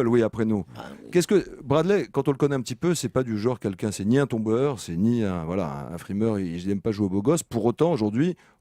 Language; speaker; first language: French; native; French